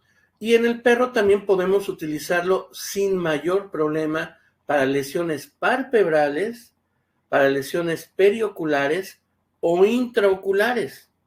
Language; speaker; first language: Spanish; native; Spanish